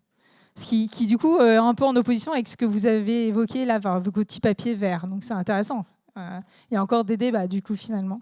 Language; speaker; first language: French; native; French